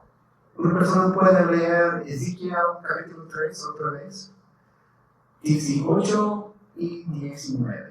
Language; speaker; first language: Spanish; non-native, learner; English